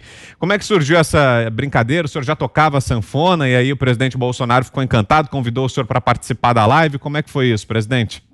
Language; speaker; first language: Portuguese; native; Portuguese